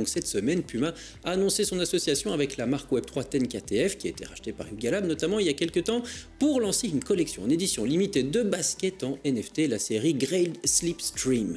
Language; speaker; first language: French; native; French